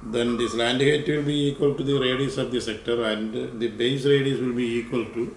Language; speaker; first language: English; non-native, local second language; Malayalam